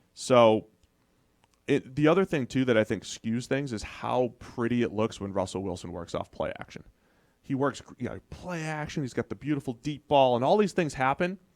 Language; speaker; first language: English; native; English